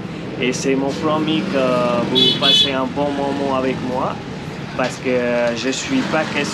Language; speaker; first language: French; non-native, fluent; Hindi